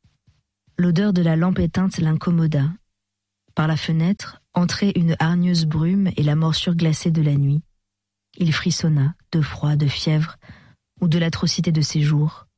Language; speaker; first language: French; native; French